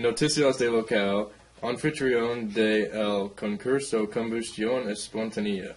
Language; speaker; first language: Spanish; non-native, learner; English